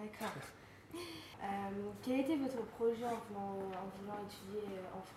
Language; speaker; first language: French; native; French